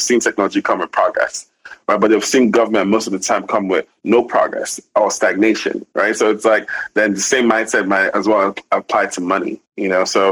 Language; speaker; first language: English; non-native, local second language; Igbo